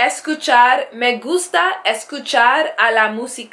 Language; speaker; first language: Spanish; non-native, fluent; English